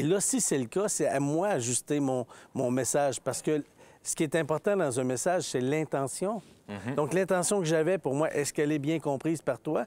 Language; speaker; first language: French; native; French